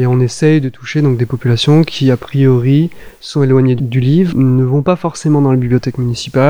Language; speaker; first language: French; native; French